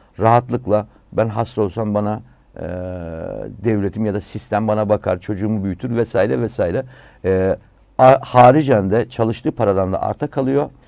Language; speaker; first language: Turkish; native; Turkish